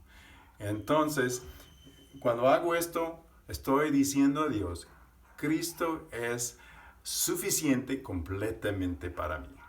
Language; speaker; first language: Spanish; non-native, fluent; English